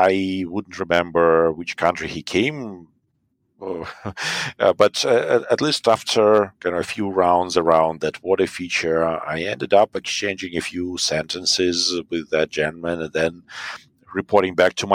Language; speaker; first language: English; non-native, fluent; Russian